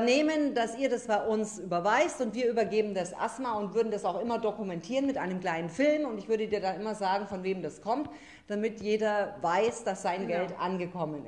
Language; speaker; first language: German; native; German